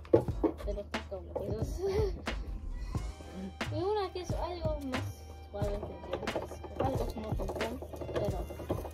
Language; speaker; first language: Spanish; early bilingual, heritage; Spanish